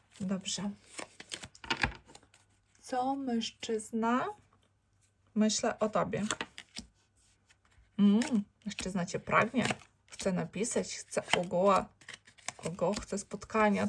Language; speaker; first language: Polish; non-native, learner; Ukrainian